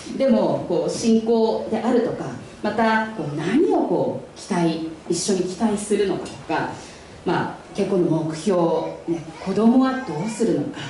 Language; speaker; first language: Japanese; non-native, fluent; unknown